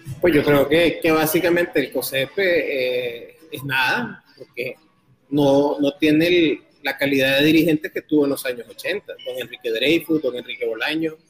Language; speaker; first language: Spanish; native; Spanish